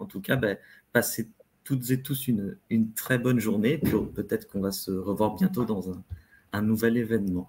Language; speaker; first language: French; native; French